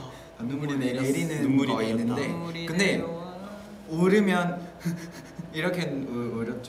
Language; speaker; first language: Korean; non-native, fluent; Vietnamese